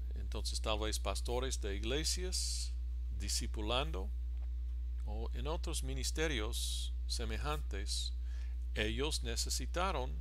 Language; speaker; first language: Spanish; non-native, fluent; English